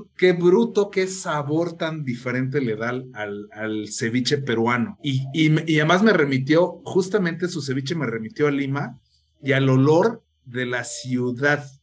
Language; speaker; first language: Spanish; native; Spanish